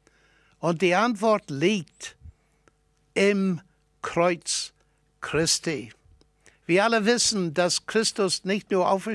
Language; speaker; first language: German; non-native, fluent; English